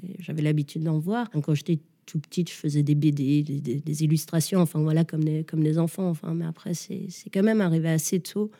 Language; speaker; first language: French; early bilingual, other home language; Danish